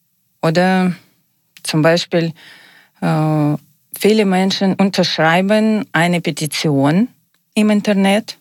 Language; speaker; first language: German; non-native, learner; Ukrainian